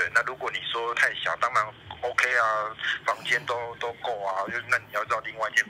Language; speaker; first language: Chinese; native; Chinese